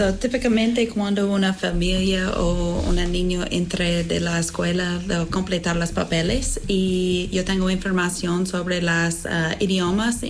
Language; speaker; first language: Spanish; non-native, learner; English